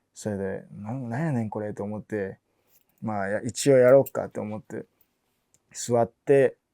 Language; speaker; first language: Japanese; early bilingual, other home language; English